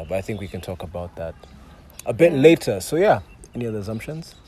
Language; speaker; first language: English; non-native, local second language; Yoruba